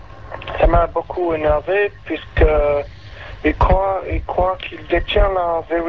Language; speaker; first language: French; non-native, learner; English